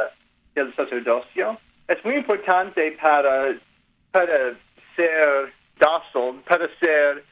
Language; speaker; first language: Spanish; non-native, learner; English